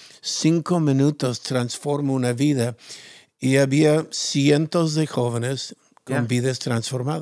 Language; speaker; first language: Spanish; non-native, fluent; English